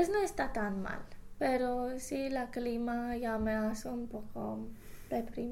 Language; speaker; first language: Spanish; non-native, fluent; English